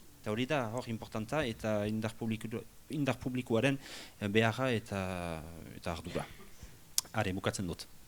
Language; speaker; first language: Basque; native; Basque